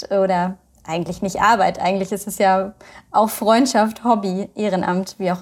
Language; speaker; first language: German; native; German